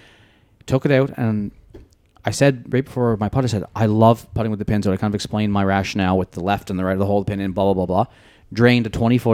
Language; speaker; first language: English; native; English